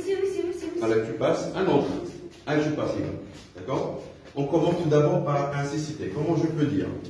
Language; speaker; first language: French; non-native, local second language; Arabic